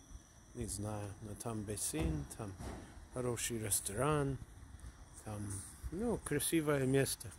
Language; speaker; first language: Russian; non-native, learner; English